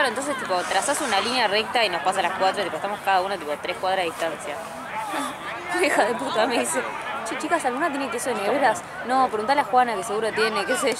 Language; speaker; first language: Spanish; native; Spanish